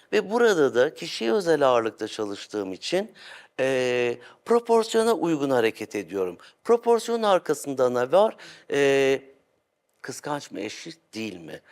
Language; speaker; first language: Turkish; native; Turkish